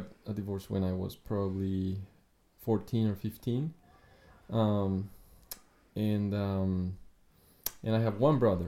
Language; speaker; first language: English; non-native, fluent; Spanish